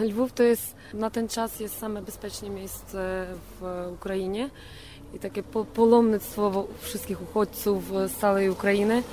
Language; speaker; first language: Polish; non-native, local second language; Ukrainian